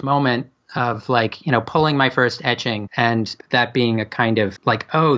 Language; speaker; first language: English; native; English